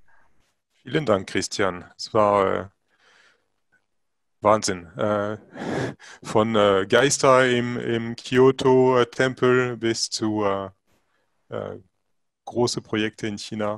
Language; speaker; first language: German; non-native, fluent; English